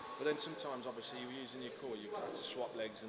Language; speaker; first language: English; native; English